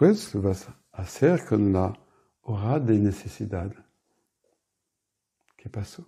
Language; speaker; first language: Spanish; non-native, fluent; French